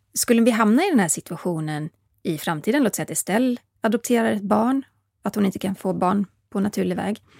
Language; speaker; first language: Swedish; native; Swedish